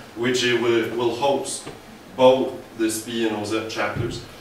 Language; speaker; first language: English; native; English